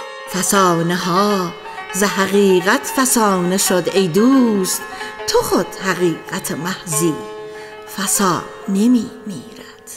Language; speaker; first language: Persian; native; Persian